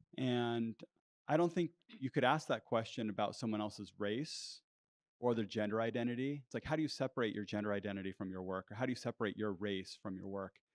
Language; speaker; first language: English; early bilingual, heritage; English